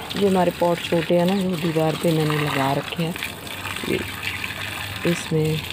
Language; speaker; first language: Hindi; non-native, local second language; Punjabi